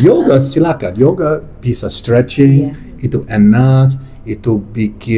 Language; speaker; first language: Indonesian; non-native, fluent; English